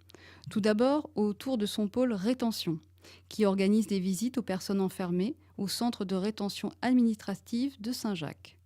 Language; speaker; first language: French; non-native, learner; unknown